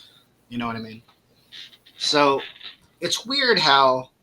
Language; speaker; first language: English; native; English